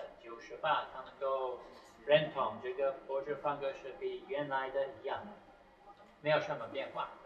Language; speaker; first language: Chinese; non-native, fluent; English